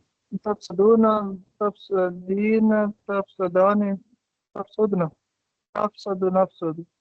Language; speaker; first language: Arabic; non-native, learner; Urdu